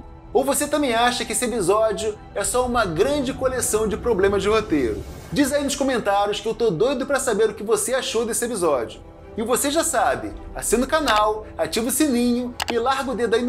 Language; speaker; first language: Portuguese; native; Portuguese